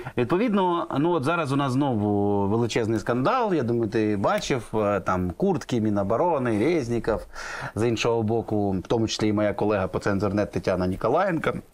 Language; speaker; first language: Ukrainian; native; Ukrainian